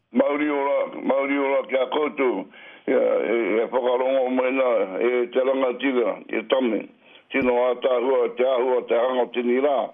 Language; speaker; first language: Māori; native; Māori